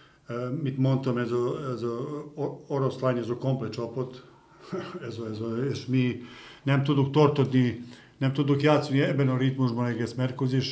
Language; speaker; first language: Hungarian; non-native, learner; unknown